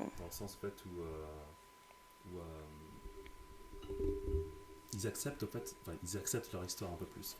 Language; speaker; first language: French; native; French